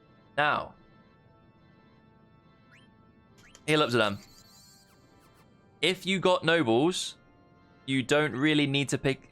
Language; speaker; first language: English; native; English